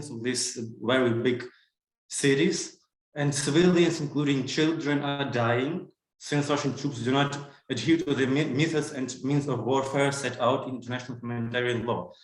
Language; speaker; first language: English; non-native, learner; Ukrainian